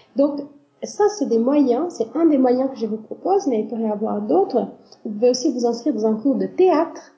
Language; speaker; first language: French; non-native, fluent; Portuguese